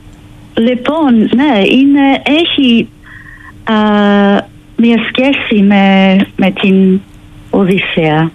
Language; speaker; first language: Greek; non-native, learner; English